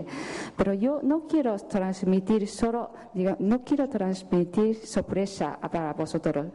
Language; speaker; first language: Spanish; non-native, fluent; Japanese